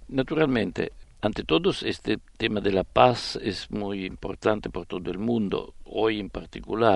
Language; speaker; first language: Spanish; non-native, fluent; Italian